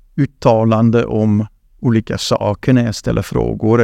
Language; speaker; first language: Swedish; non-native, fluent; Dutch